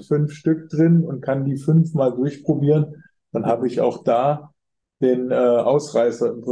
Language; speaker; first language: German; native; German